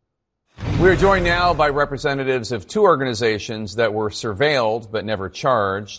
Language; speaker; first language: English; native; English